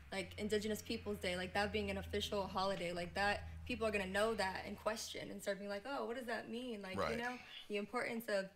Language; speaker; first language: English; native; English